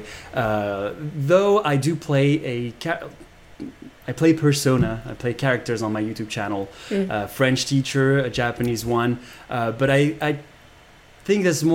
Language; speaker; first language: English; non-native, fluent; Japanese